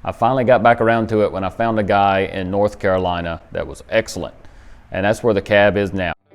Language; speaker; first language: English; native; English